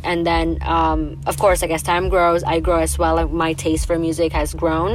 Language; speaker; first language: English; non-native, fluent; Indonesian